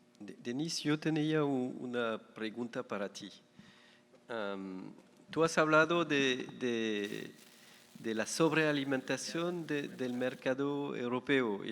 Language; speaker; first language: Spanish; non-native, fluent; French